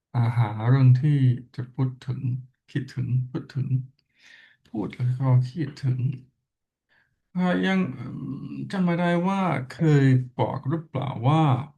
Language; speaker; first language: Thai; non-native, learner; English